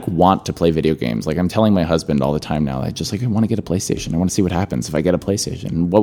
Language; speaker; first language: English; native; English